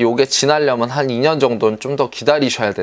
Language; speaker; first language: Korean; native; Korean